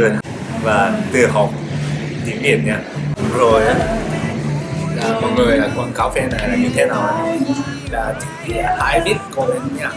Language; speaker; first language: Vietnamese; non-native, fluent; Japanese